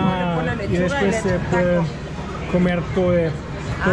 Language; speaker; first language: Spanish; non-native, learner; German